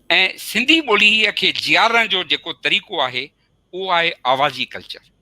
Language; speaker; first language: Sindhi; early bilingual, heritage; Sindhi